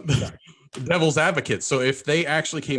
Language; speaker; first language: English; native; English